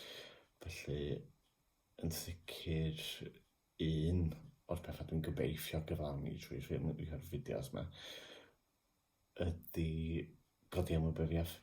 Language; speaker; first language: Welsh; non-native, local second language; English